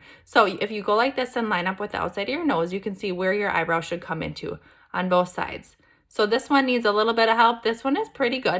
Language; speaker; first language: English; native; English